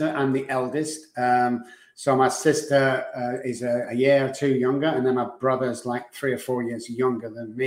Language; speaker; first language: English; native; English